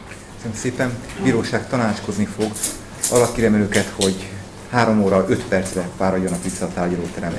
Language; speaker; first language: Hungarian; native; Hungarian